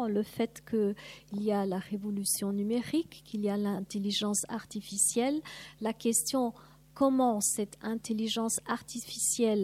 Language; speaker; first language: French; non-native, fluent; German